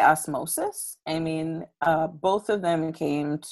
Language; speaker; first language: English; native; English